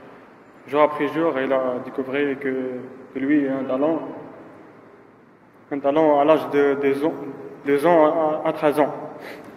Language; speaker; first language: French; non-native, learner; Arabic